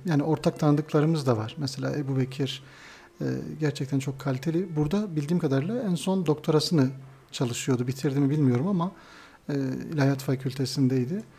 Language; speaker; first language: Turkish; native; Turkish